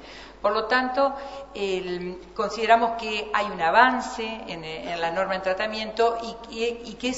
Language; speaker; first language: Spanish; native; Spanish